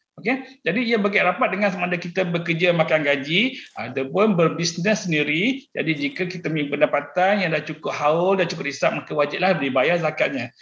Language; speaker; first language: Malay; native; Malay